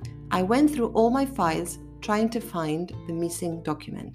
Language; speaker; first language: English; non-native, fluent; Spanish